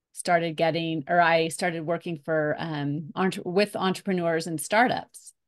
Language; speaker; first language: English; native; English